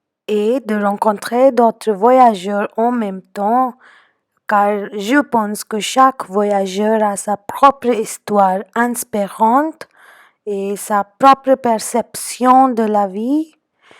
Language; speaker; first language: French; non-native, fluent; Hindi